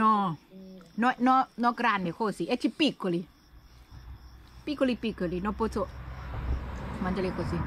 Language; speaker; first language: Italian; non-native, learner; Thai